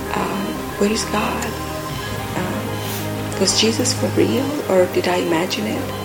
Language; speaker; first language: English; non-native, fluent; Persian